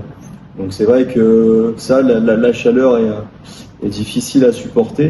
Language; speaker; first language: French; native; French